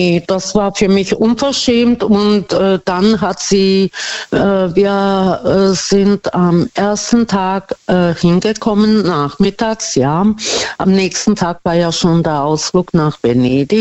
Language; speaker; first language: German; non-native, fluent; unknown